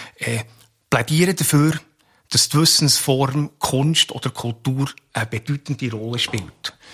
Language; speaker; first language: German; native; German